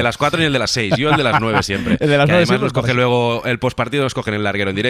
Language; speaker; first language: Spanish; native; Spanish